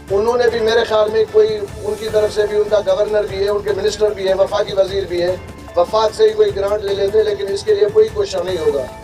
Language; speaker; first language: Urdu; non-native, local second language; Sindhi